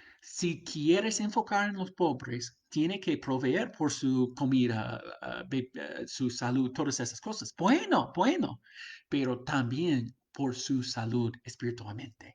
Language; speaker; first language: Spanish; non-native, fluent; English